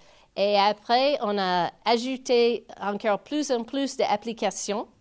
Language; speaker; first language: French; non-native, fluent; English